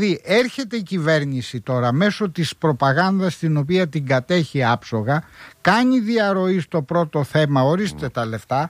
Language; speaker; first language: Greek; native; Greek